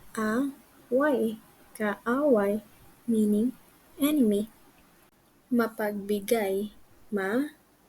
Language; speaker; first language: Filipino; native; Filipino